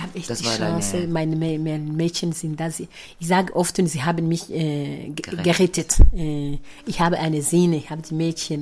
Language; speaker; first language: German; non-native, fluent; Kinyarwanda